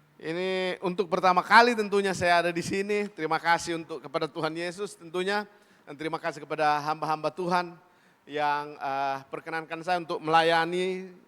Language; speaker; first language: Indonesian; native; Indonesian